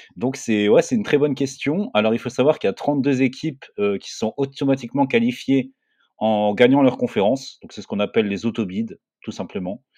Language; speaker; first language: French; native; French